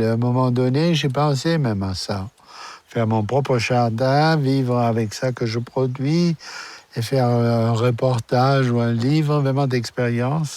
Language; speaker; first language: French; non-native, fluent; German